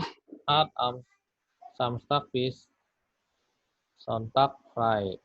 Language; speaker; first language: German; non-native, fluent; Indonesian